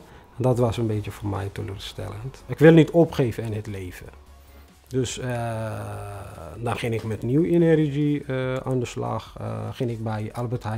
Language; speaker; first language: Dutch; non-native, fluent; Tigrinya